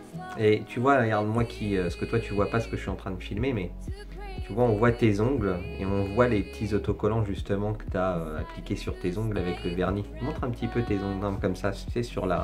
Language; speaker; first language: French; native; French